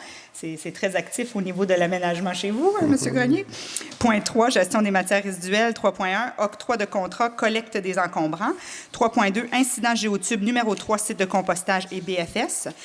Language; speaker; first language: French; native; French